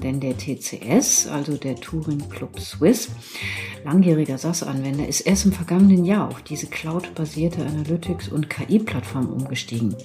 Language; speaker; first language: German; native; German